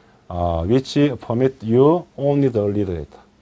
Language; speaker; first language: English; non-native, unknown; Korean